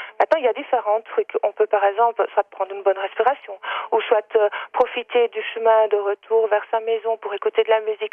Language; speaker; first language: French; native; French